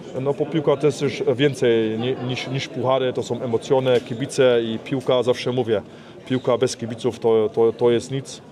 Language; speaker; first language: Polish; early bilingual, heritage; Polish